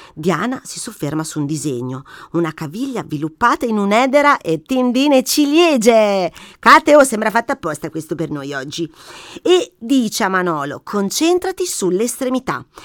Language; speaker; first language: Italian; native; Italian